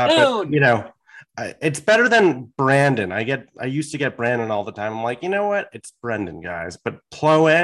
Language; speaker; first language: English; native; English